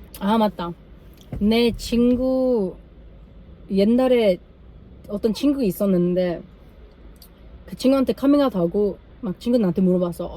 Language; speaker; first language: Korean; non-native, learner; English